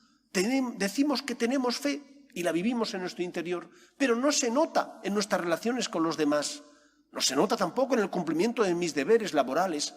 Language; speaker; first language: Spanish; native; Spanish